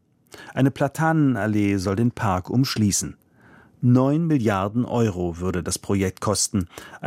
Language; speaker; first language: German; native; German